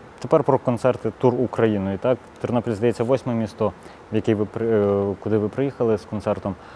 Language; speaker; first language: Ukrainian; native; Ukrainian